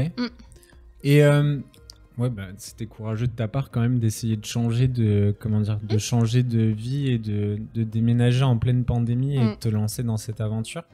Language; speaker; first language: French; native; French